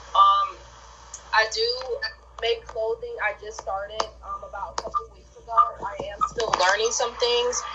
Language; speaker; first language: English; native; English